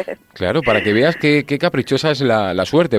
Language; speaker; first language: Spanish; native; Spanish